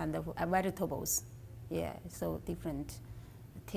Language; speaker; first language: English; non-native, learner; Chinese